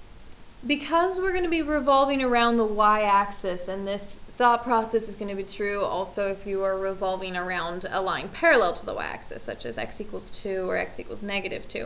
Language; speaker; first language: English; native; English